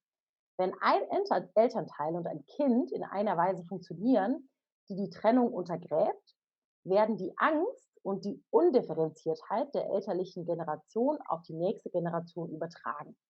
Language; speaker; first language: German; native; German